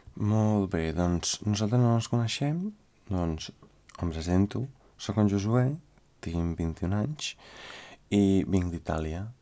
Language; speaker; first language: Catalan; non-native, fluent; Italian